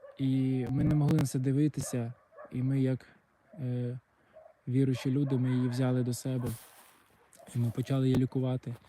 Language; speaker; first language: Ukrainian; non-native, local second language; Russian